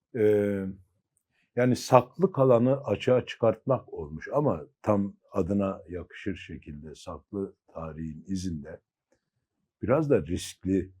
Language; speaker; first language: Turkish; native; Turkish